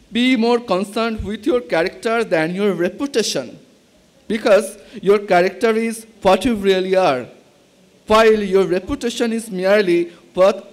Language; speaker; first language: English; non-native, local second language; Bangla